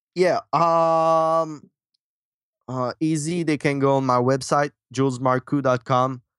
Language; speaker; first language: English; non-native, fluent; French